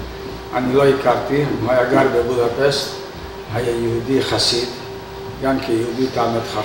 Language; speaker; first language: Hebrew; non-native, fluent; Hungarian